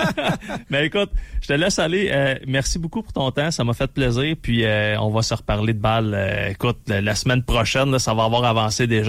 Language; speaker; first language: French; native; French